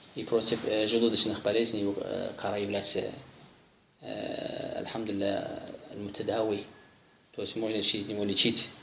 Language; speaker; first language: Russian; non-native, local second language; Azerbaijani